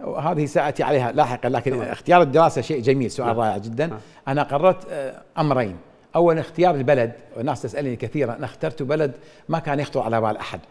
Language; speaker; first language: Arabic; native; Arabic